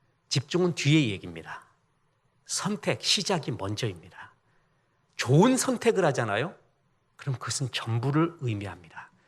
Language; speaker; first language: Korean; native; Korean